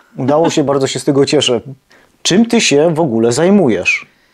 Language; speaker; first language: Polish; native; Polish